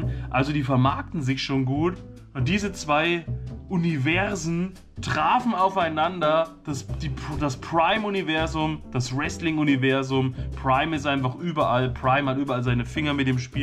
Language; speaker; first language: German; native; German